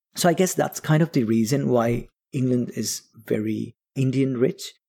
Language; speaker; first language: English; non-native, local second language; Bangla